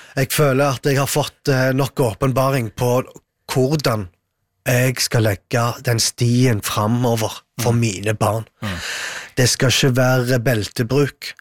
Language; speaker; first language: Norwegian; early bilingual, other home language; Arabic